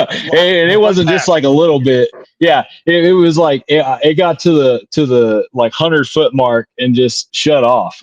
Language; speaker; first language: English; native; English